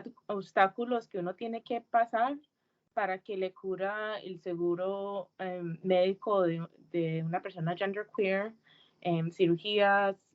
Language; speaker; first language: Spanish; early bilingual, heritage; Spanish